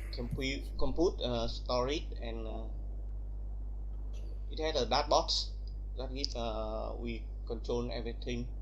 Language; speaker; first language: English; non-native, learner; Vietnamese